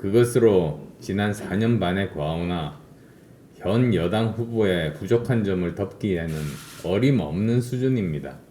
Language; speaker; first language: Korean; native; Korean